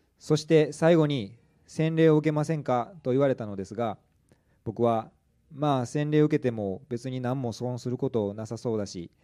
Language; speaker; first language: Japanese; native; Japanese